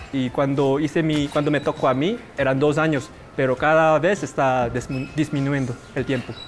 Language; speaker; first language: Spanish; non-native, fluent; Korean